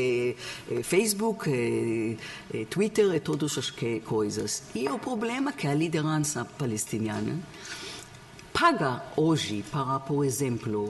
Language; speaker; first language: Portuguese; non-native, learner; Hebrew